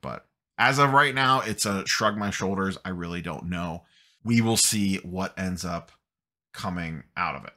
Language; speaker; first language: English; native; English